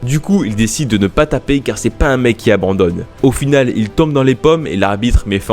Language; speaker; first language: French; native; French